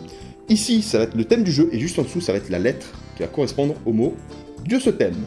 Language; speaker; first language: French; native; French